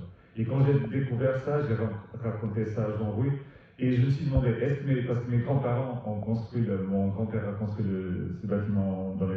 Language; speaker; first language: French; non-native, fluent; Portuguese